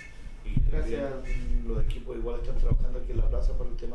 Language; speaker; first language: Spanish; native; Spanish